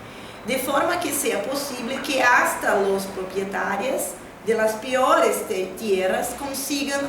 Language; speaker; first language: Spanish; non-native, fluent; Portuguese